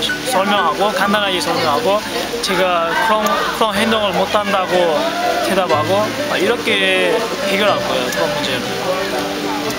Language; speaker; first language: Korean; non-native, fluent; Uzbek